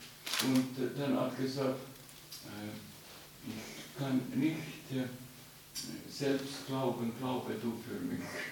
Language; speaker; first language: German; non-native, fluent; Estonian